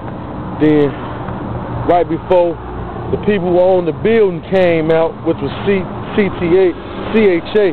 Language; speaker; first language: English; native; English